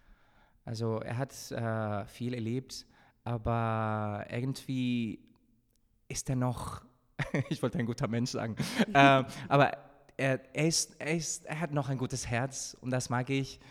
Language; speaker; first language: German; non-native, fluent; Spanish